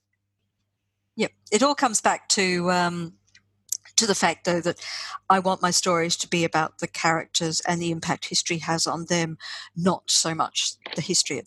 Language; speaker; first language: English; native; English